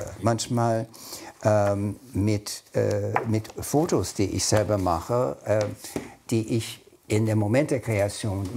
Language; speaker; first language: German; non-native, fluent; English